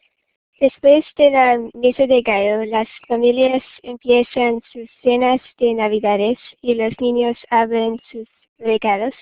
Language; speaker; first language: Spanish; non-native, learner; English